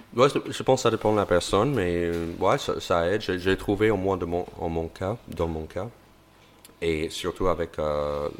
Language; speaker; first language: French; non-native, fluent; English